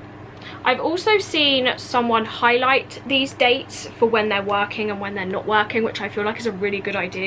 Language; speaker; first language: English; native; English